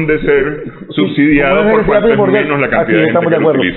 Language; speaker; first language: Spanish; native; Spanish